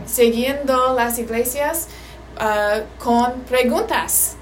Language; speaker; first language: Spanish; non-native, learner; English